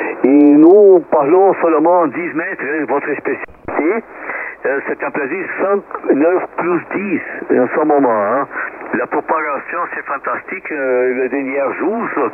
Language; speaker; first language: French; non-native, learner; Portuguese